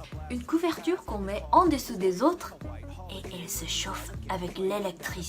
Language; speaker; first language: French; non-native, fluent; Korean